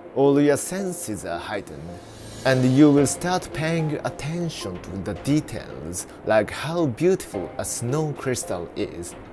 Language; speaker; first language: English; non-native, fluent; Japanese